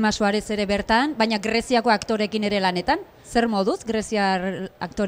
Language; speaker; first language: Basque; native; Basque